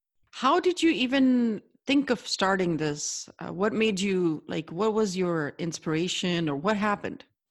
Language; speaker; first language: English; non-native, local second language; Hindi